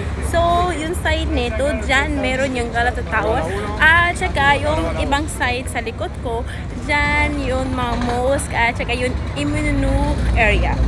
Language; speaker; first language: Filipino; non-native, learner; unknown